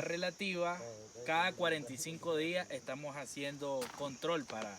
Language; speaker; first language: Spanish; native; Spanish